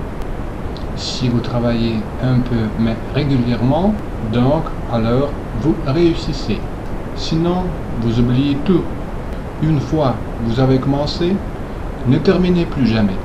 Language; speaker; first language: French; non-native, fluent; Russian